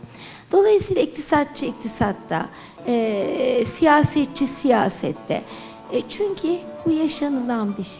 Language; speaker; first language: Turkish; native; Turkish